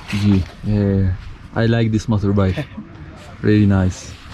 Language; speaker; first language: English; non-native, learner; Polish